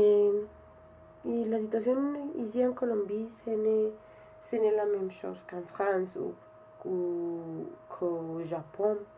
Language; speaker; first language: French; non-native, learner; Spanish